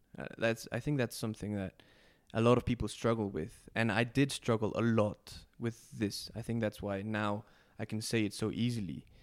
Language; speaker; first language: English; non-native, fluent; Spanish